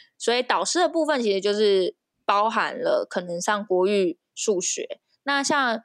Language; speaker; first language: Chinese; native; Chinese